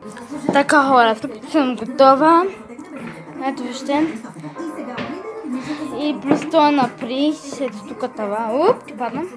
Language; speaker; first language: Bulgarian; early bilingual, heritage; Bulgarian